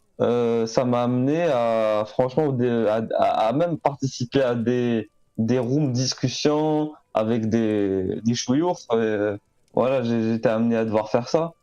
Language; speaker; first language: French; non-native, local second language; Arabic